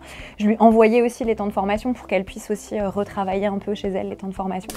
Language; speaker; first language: French; native; French